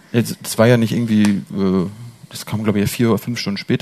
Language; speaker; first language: German; native; German